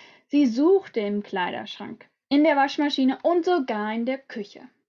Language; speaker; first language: German; native; German